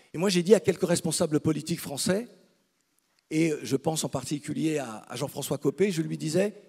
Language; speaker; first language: French; native; French